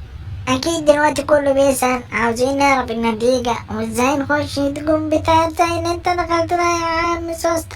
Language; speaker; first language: Arabic; native; Arabic